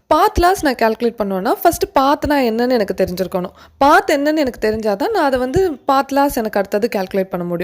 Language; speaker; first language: Tamil; native; Tamil